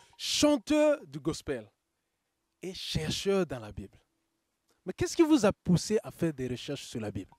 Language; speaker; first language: French; non-native, local second language; Lingala